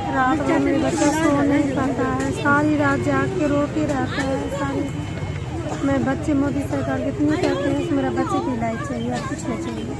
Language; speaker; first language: Hindi; native; Hindi